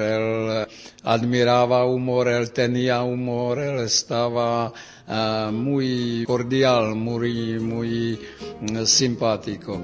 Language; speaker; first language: Spanish; non-native, learner; Czech